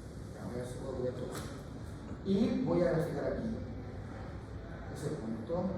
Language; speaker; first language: Spanish; native; Spanish